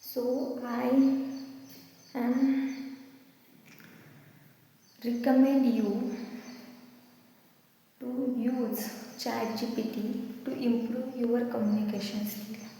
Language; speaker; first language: English; non-native, learner; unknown